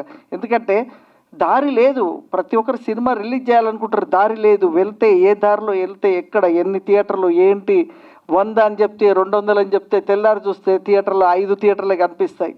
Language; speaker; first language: Telugu; native; Telugu